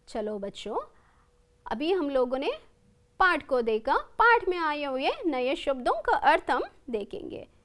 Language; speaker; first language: Hindi; non-native, local second language; Kannada